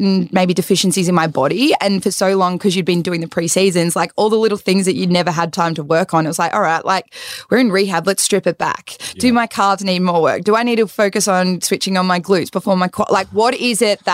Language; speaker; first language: English; native; English